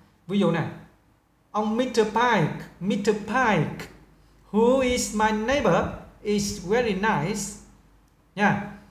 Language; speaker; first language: English; non-native, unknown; Vietnamese